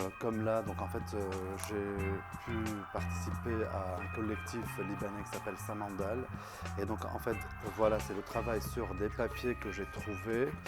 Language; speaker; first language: French; non-native, local second language; Arabic